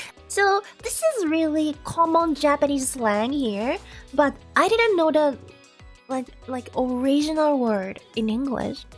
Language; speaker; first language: English; non-native, learner; Japanese